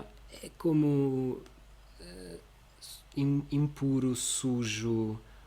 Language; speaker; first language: Portuguese; non-native, fluent; Russian